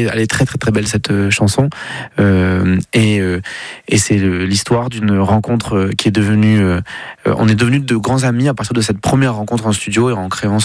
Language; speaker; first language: French; native; French